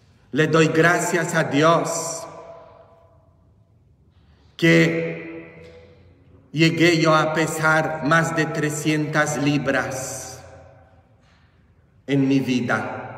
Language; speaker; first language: Spanish; non-native, fluent; Polish